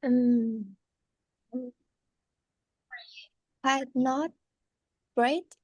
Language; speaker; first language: English; non-native, learner; Vietnamese